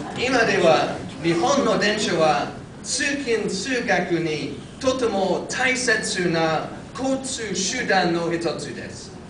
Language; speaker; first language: Japanese; non-native, fluent; English